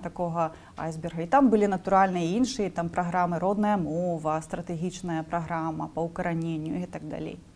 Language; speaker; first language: Belarusian; native; Belarusian